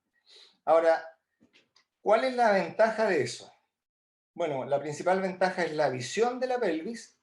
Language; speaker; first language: Spanish; native; Spanish